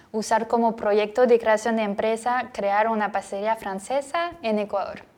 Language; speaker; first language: Spanish; non-native, fluent; French